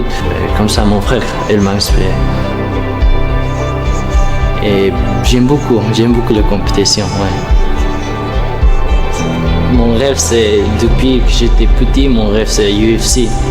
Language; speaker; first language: French; non-native, learner; Persian